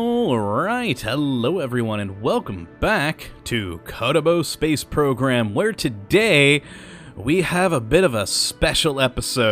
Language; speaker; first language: English; native; English